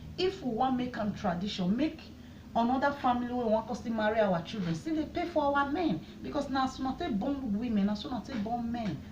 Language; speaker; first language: Nigerian Pidgin; non-native, local second language; Bini